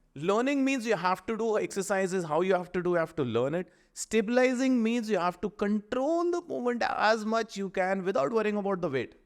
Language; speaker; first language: English; non-native, local second language; Punjabi